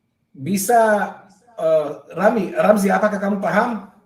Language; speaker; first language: Indonesian; non-native, fluent; Hebrew